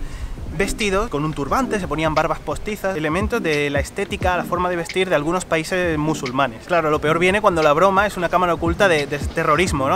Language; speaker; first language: Spanish; native; Spanish